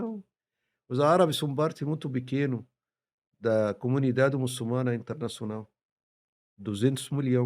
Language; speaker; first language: Portuguese; non-native, fluent; Arabic